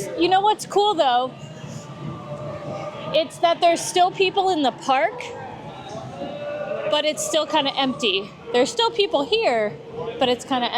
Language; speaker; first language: English; native; English